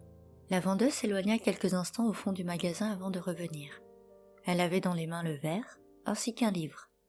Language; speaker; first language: French; native; French